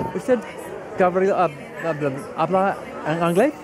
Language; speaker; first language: Spanish; non-native, learner; English